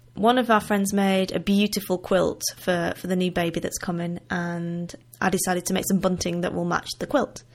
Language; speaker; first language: English; native; English